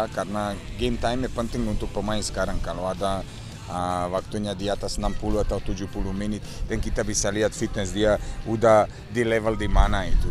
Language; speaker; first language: Indonesian; non-native, fluent; Serbian